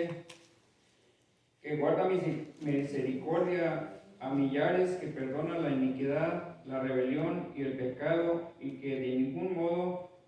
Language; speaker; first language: Spanish; native; Spanish